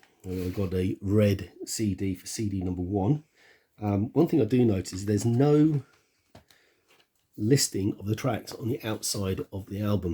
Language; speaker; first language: English; native; English